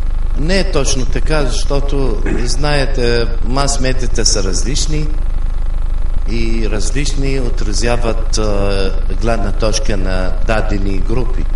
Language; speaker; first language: Bulgarian; non-native, fluent; Arabic